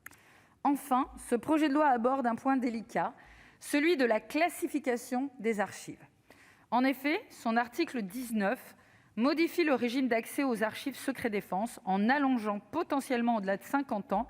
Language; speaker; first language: French; native; French